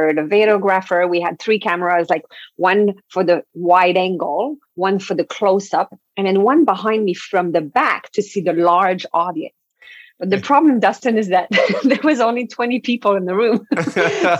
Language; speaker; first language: English; non-native, fluent; French